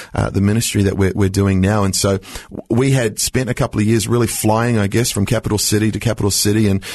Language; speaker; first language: English; native; English